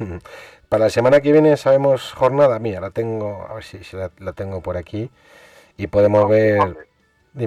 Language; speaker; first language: Spanish; native; Spanish